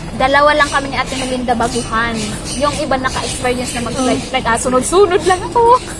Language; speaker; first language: Filipino; non-native, local second language; Cebuano